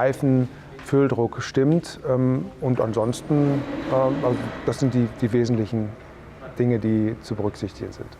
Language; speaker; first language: German; native; German